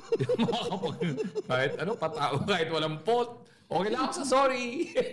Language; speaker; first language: Filipino; native; Filipino